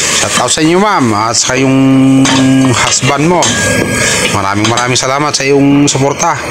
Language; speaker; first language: Filipino; non-native, local second language; Iloko